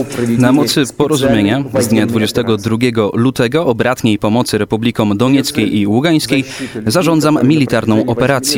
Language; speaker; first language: Polish; native; Polish